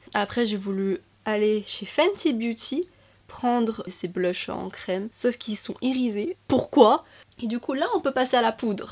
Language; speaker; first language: French; native; French